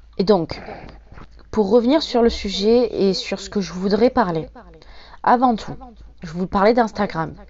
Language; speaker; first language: French; native; French